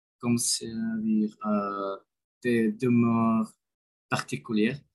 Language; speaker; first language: French; non-native, learner; Spanish